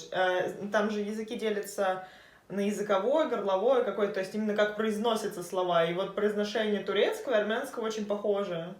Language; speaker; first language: Russian; native; Russian